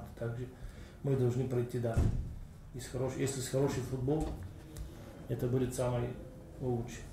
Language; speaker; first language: Russian; non-native, learner; Bulgarian